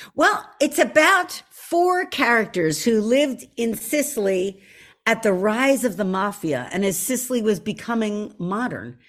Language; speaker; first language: English; native; English